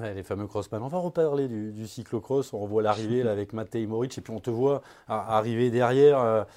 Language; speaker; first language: French; native; French